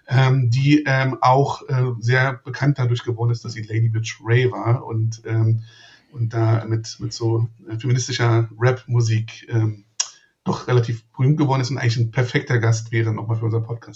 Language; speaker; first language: German; native; German